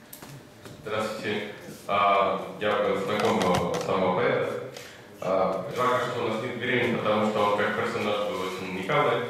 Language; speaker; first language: Russian; non-native, fluent; Spanish